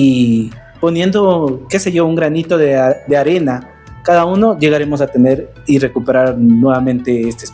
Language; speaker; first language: Spanish; native; Spanish